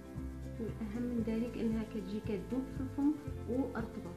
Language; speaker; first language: Arabic; native; Arabic